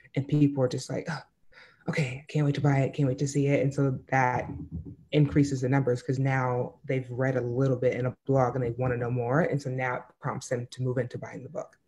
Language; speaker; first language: English; native; English